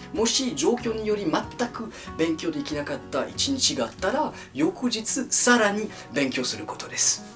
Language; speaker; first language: Japanese; non-native, fluent; French